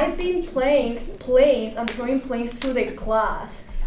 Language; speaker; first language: English; non-native, fluent; Spanish